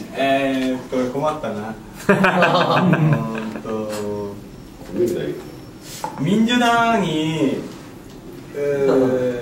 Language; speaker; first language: Korean; non-native, learner; Japanese